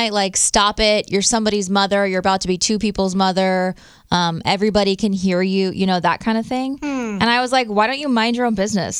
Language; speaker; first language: English; native; English